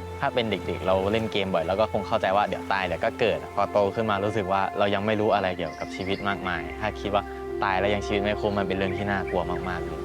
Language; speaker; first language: Thai; native; Thai